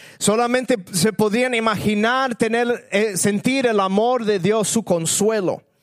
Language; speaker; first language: Spanish; early bilingual, other home language; English